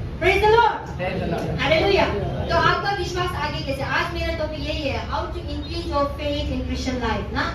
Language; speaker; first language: Hindi; non-native, local second language; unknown